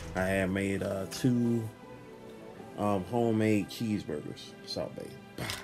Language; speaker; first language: English; native; English